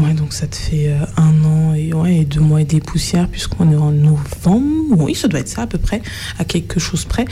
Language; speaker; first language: French; native; French